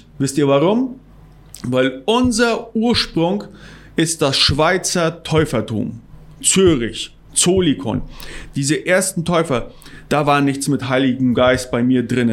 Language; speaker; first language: German; non-native, local second language; Plautdietsch